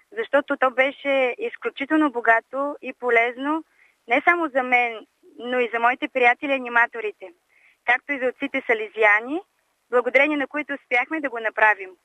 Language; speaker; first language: Bulgarian; native; Bulgarian